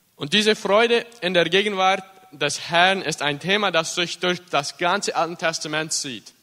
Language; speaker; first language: German; early bilingual, heritage; English